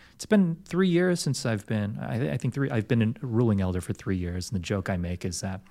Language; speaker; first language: English; native; English